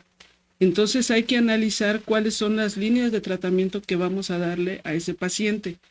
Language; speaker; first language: Spanish; native; Spanish